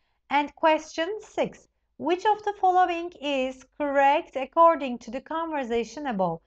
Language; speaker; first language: English; non-native, fluent; Turkish